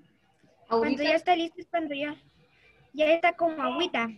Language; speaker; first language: Spanish; native; Spanish